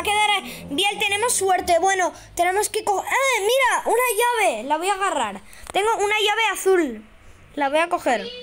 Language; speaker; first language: Spanish; native; Spanish